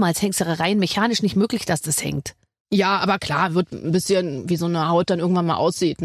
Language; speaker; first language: German; native; German